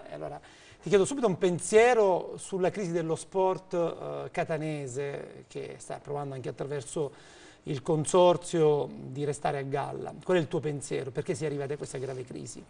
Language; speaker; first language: Italian; native; Italian